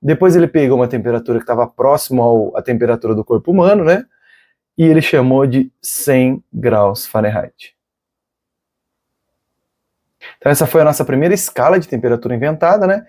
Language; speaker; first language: Portuguese; native; Portuguese